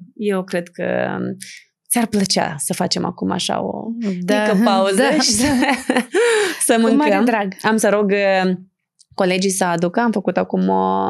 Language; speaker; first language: Romanian; native; Romanian